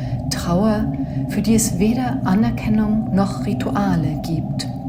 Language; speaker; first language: German; native; German